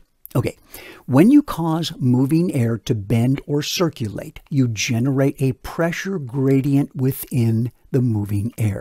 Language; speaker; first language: English; native; English